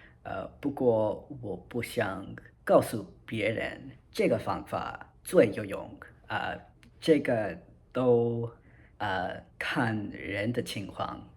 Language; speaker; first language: Chinese; non-native, learner; English